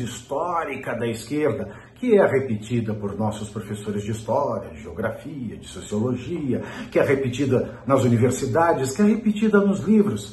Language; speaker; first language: Portuguese; native; Portuguese